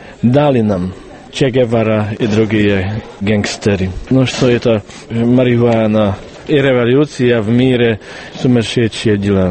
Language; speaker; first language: Russian; non-native, learner; Hungarian